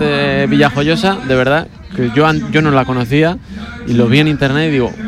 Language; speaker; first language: Spanish; native; Spanish